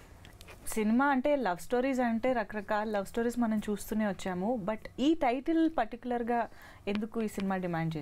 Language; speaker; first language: Telugu; native; Telugu